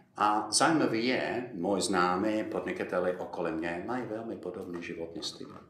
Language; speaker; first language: Czech; non-native, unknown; English